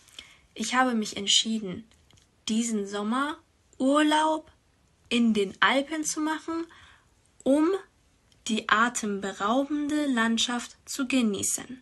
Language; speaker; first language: German; non-native, fluent; Persian